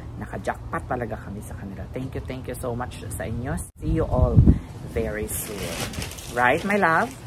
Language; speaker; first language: Filipino; non-native, local second language; Cebuano